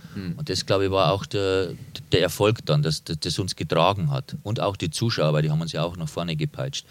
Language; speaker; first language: German; native; German